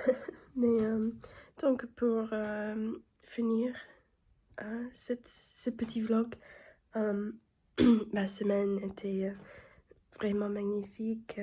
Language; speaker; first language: French; non-native, learner; English